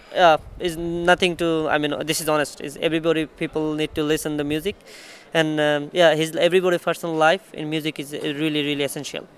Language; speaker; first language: English; non-native, local second language; Bangla